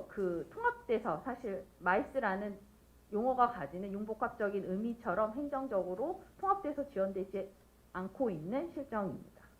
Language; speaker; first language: Korean; native; Korean